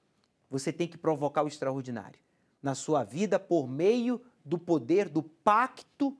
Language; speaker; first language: Portuguese; native; Portuguese